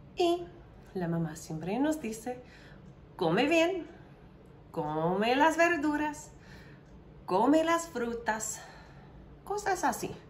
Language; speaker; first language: Spanish; non-native, fluent; English